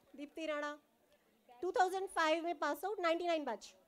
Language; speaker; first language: Hindi; native; Hindi